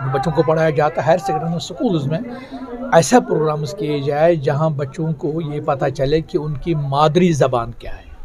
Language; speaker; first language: Urdu; non-native, local second language; Kashmiri